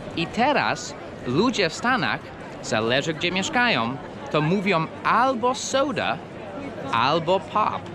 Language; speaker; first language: Polish; non-native, fluent; English